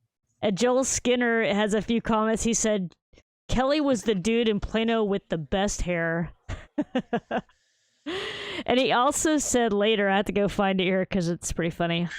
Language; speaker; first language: English; native; English